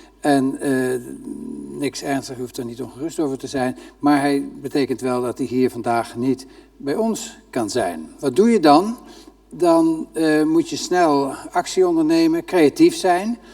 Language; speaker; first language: Dutch; native; Dutch